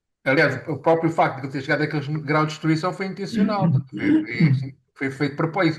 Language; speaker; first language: Portuguese; native; Portuguese